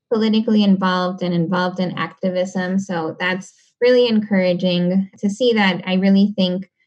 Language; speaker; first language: English; non-native, fluent; Spanish